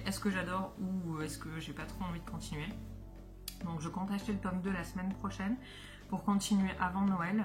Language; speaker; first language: French; native; French